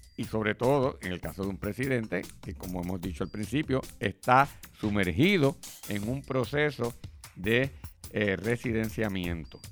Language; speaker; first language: Spanish; native; Spanish